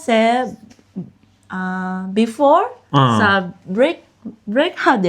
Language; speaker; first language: Filipino; non-native, learner; Japanese